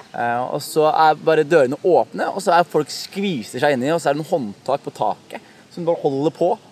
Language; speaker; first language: Norwegian; early bilingual, other home language; Somali